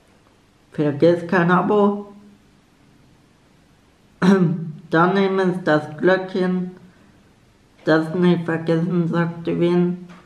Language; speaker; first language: German; native; German